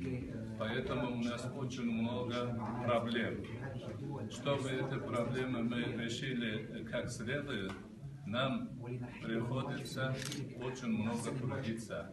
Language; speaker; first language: Russian; non-native, local second language; Uzbek